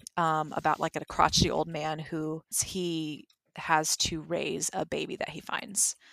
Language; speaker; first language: English; native; English